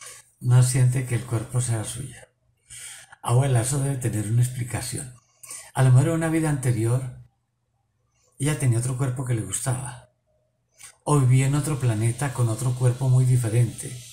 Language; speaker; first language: Spanish; native; Spanish